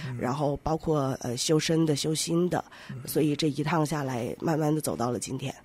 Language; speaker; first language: Chinese; native; Chinese